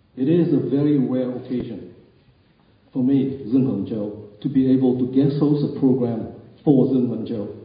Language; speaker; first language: English; non-native, fluent; Vietnamese